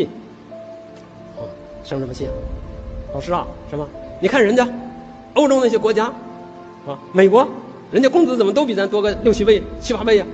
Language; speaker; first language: Chinese; native; Chinese